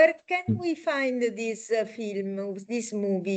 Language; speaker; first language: English; non-native, fluent; Italian